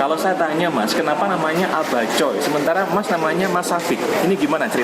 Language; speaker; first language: Indonesian; native; Indonesian